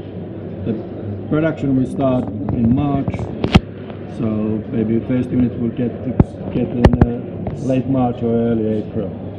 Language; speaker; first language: English; non-native, fluent; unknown